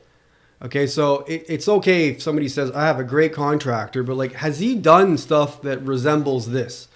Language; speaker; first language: English; non-native, local second language; French